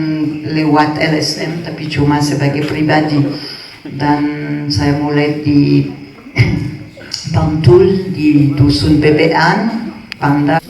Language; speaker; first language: Indonesian; non-native, fluent; French